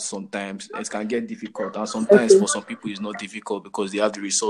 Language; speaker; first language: English; non-native, local second language; Yoruba